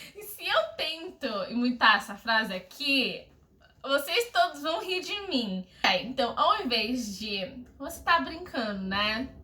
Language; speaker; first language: Portuguese; non-native, fluent; English